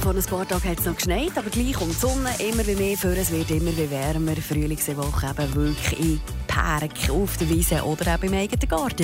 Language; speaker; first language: German; native; German